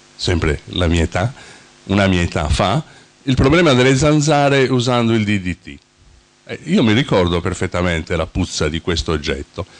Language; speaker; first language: Italian; native; Italian